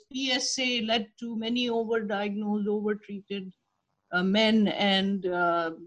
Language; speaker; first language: English; non-native, local second language; Urdu